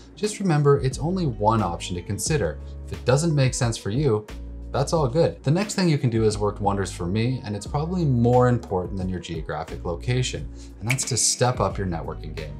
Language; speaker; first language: English; native; English